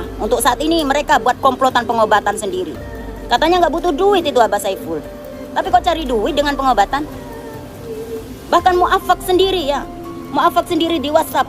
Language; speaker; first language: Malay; non-native, local second language; Javanese